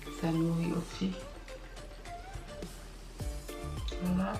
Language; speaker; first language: French; early bilingual, other home language; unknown